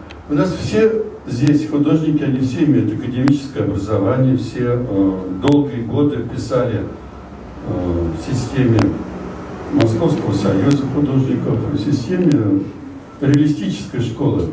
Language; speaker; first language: Russian; native; Russian